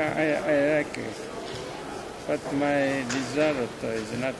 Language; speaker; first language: English; non-native, learner; Japanese